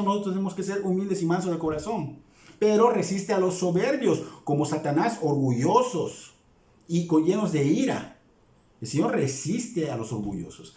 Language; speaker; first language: Spanish; native; Spanish